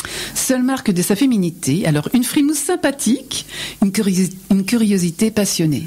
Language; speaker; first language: French; native; French